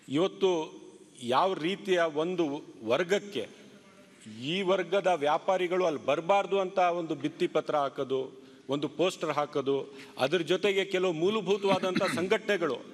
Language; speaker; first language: Kannada; non-native, local second language; Urdu